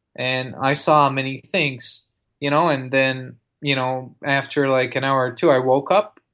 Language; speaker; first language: English; early bilingual, other home language; Arabic